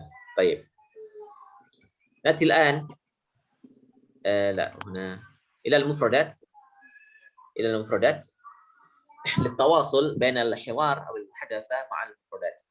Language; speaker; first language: Arabic; non-native, fluent; Indonesian